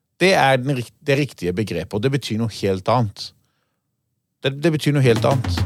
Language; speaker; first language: Norwegian; non-native, fluent; Hebrew